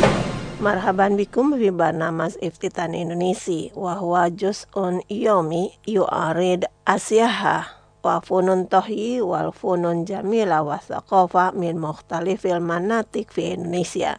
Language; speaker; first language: Arabic; non-native, fluent; Indonesian